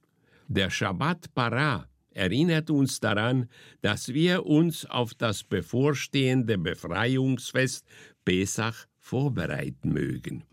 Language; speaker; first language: German; native; German